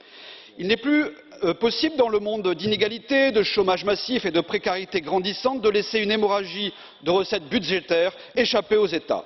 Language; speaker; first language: French; native; French